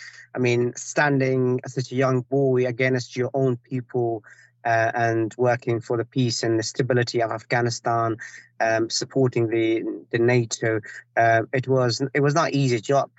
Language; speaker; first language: English; non-native, fluent; Persian